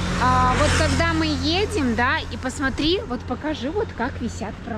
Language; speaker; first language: Russian; native; Russian